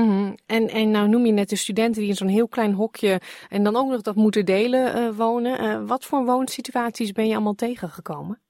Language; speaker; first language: Dutch; native; Dutch